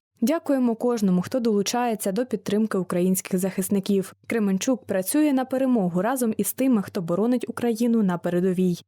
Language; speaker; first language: Ukrainian; native; Ukrainian